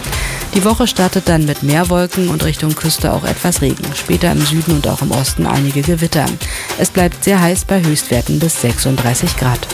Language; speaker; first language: German; native; German